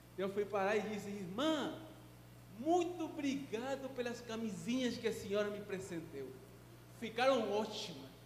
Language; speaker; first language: Portuguese; non-native, fluent; Spanish